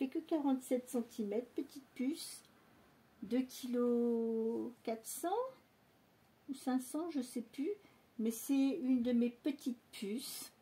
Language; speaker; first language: French; native; French